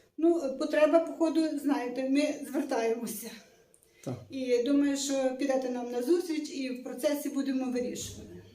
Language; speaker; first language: Ukrainian; native; Ukrainian